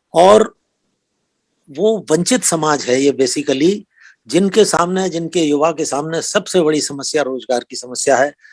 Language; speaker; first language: Hindi; native; Hindi